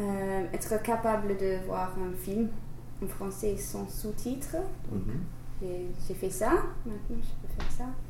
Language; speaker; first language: French; non-native, learner; English